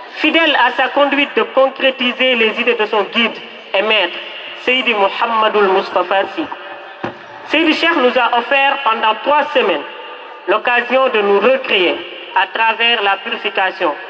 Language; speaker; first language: French; non-native, local second language; Wolof